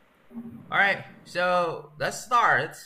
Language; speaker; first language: English; non-native, learner; Chinese